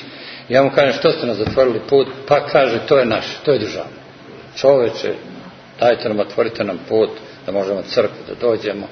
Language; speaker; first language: Serbian; native; Serbian